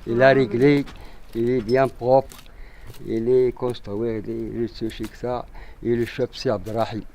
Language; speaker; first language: French; non-native, learner; Arabic